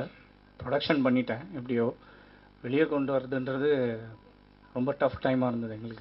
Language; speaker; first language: Tamil; native; Tamil